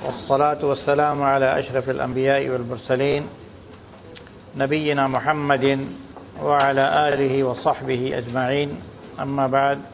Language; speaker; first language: Arabic; non-native, fluent; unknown